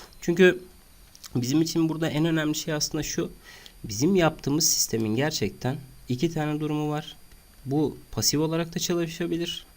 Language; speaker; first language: Turkish; native; Turkish